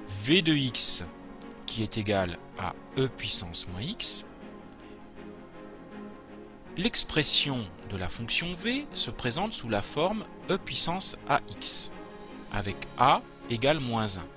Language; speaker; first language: French; native; French